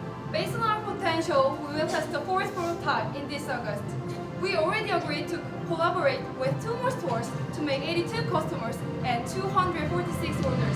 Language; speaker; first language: English; non-native, learner; Korean